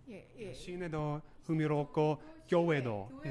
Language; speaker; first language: Korean; non-native, learner; English